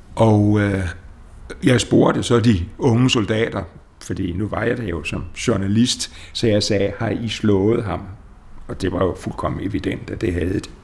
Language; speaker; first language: Danish; native; Danish